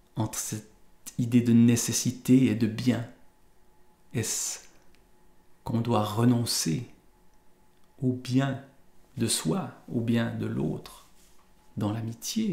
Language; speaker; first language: French; native; French